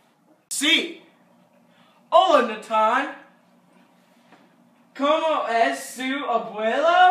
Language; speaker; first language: Spanish; non-native, learner; English